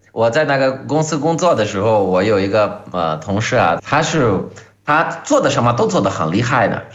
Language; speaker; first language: Chinese; non-native, fluent; Portuguese